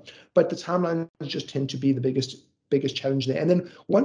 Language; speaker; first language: English; native; English